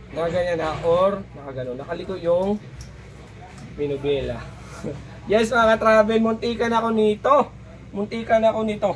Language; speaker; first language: Filipino; non-native, local second language; Waray